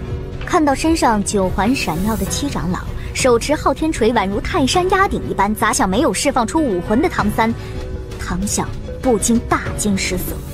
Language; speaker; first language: Chinese; native; Chinese